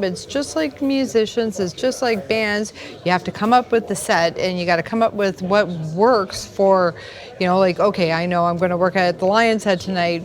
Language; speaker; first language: English; native; English